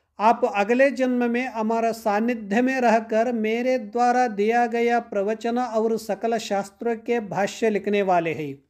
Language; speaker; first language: Hindi; non-native, local second language; Kannada